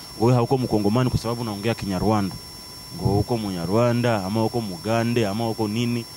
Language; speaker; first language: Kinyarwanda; early bilingual, heritage; Kinyarwanda